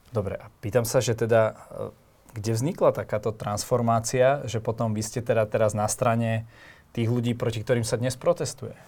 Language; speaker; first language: Slovak; native; Slovak